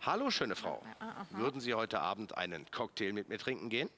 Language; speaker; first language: German; native; German